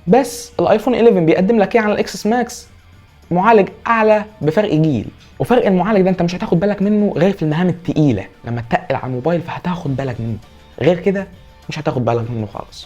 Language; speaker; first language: Arabic; native; Arabic